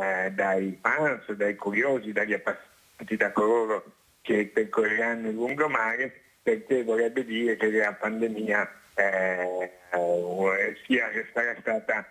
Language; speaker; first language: Italian; native; Italian